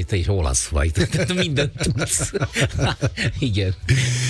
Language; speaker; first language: Hungarian; non-native, fluent; Italian